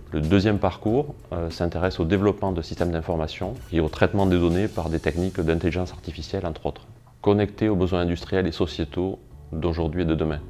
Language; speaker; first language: French; native; French